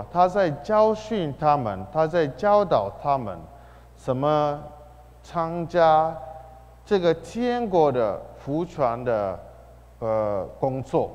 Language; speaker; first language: Chinese; non-native, fluent; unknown